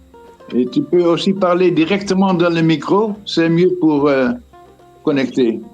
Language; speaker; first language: French; non-native, fluent; Dutch